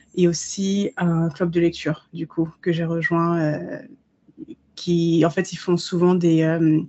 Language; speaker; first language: French; native; French